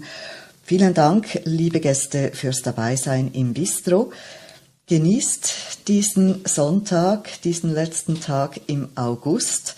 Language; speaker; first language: German; native; German